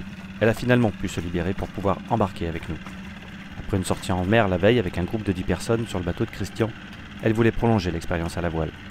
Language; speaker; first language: French; native; French